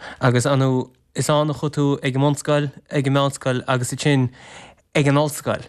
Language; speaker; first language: Irish; native; Irish